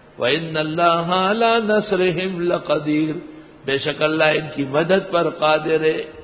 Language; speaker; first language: Urdu; non-native, local second language; Pashto